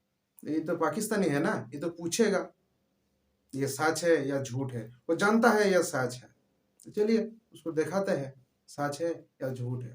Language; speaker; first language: Hindi; non-native, local second language; Bangla